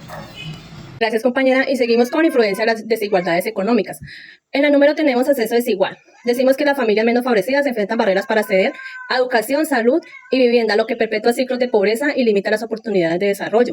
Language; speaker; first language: Spanish; native; Spanish